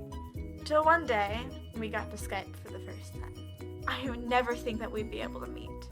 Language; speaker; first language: English; native; English